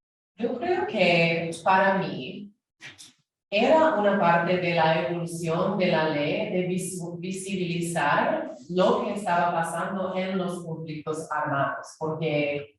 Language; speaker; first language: Spanish; non-native, fluent; English